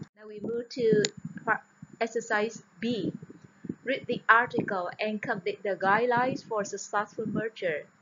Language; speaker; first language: English; non-native, fluent; Vietnamese